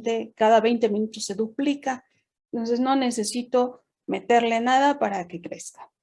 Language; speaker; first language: Spanish; native; Spanish